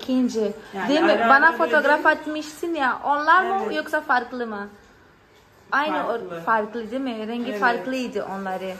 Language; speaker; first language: Turkish; non-native, fluent; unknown